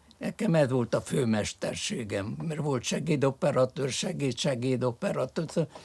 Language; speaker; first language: Hungarian; early bilingual, other home language; French